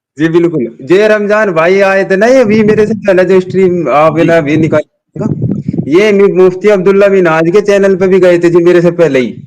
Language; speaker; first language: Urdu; native; Urdu